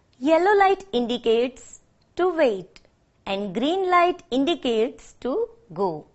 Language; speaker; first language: English; non-native, local second language; Gujarati